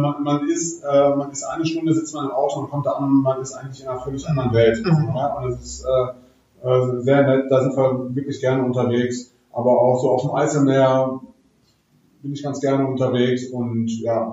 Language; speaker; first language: German; native; German